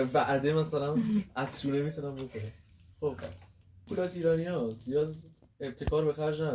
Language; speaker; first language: Persian; native; Persian